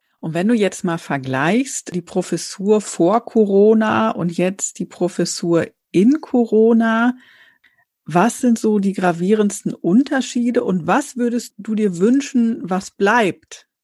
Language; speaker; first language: German; native; German